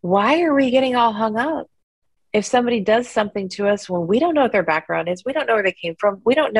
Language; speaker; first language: English; native; English